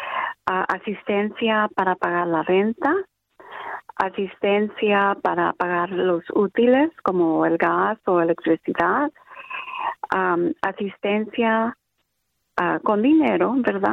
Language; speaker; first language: Spanish; early bilingual, other home language; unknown